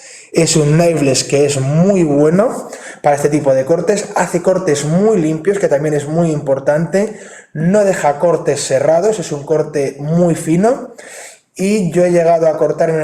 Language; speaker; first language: Spanish; native; Spanish